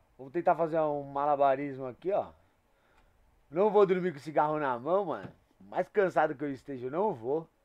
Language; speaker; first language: Portuguese; native; Portuguese